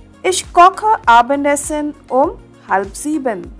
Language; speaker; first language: German; non-native, fluent; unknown